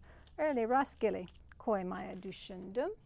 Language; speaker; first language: Turkish; non-native, fluent; English